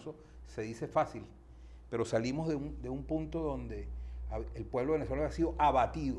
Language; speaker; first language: Spanish; native; Spanish